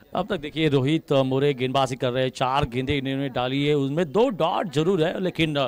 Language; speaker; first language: Hindi; non-native, local second language; Marathi